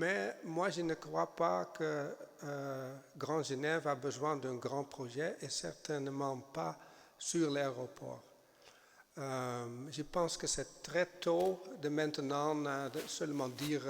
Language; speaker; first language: French; non-native, fluent; German